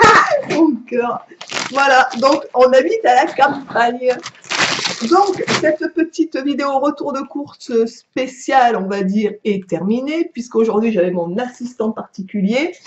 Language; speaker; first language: French; native; French